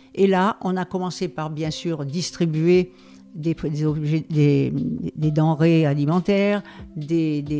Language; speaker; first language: French; native; French